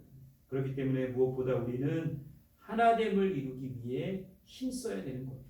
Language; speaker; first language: Korean; native; Korean